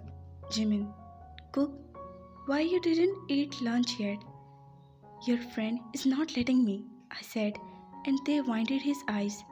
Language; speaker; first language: English; non-native, local second language; Urdu